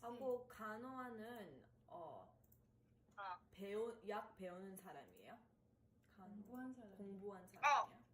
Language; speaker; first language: Korean; early bilingual, heritage; English